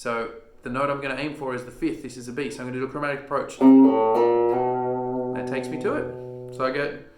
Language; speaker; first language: English; native; English